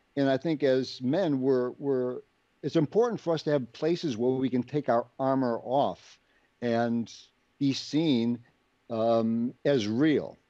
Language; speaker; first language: English; native; English